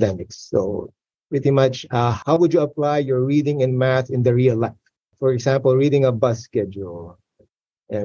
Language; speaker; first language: English; non-native, local second language; Filipino